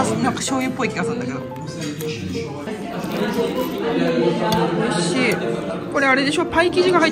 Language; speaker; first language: Japanese; native; Japanese